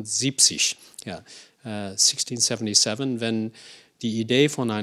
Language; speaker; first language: German; non-native, fluent; English